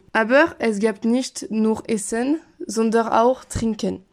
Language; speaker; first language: German; non-native, learner; French